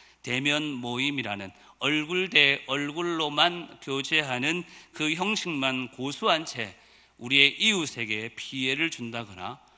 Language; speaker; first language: Korean; native; Korean